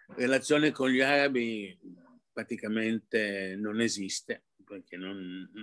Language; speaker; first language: Italian; early bilingual, heritage; Arabic